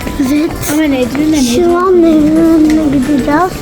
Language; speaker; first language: Turkish; early bilingual, heritage; Turkish